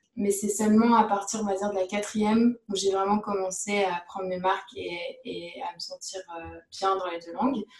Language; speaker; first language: French; native; French